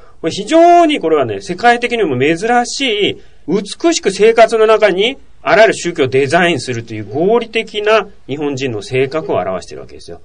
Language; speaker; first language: Japanese; native; Japanese